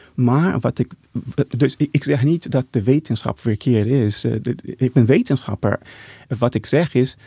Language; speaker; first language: Dutch; non-native, fluent; Portuguese